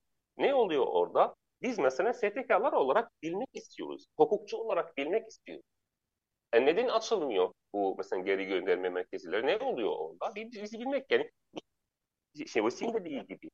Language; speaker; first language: Turkish; non-native, learner; Arabic